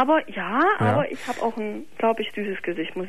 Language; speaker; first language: German; native; German